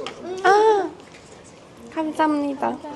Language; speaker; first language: Korean; non-native, learner; Japanese